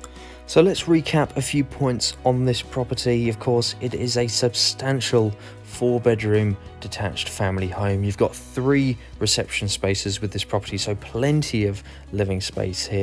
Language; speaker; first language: English; native; English